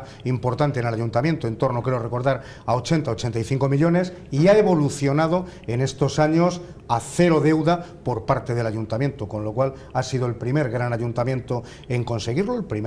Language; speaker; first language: Spanish; native; Spanish